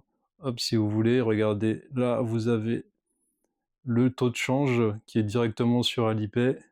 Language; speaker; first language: French; native; French